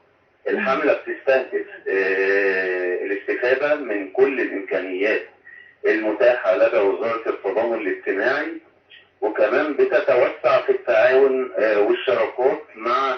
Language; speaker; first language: Arabic; native; Arabic